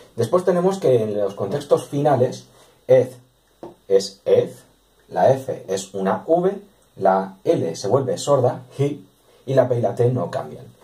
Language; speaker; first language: Spanish; native; Spanish